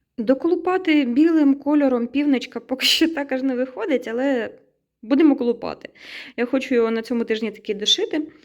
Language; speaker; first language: Ukrainian; native; Ukrainian